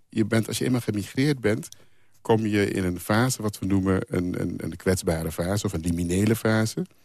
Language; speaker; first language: Dutch; non-native, local second language; Papiamento